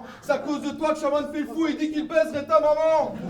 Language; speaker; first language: French; native; French